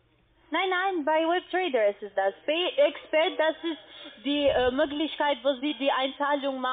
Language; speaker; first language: German; non-native, learner; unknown